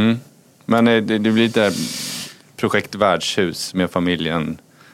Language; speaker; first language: Swedish; native; Swedish